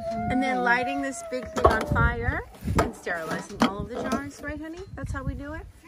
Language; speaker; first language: English; native; English